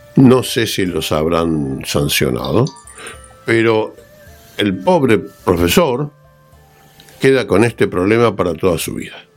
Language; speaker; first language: Spanish; native; Spanish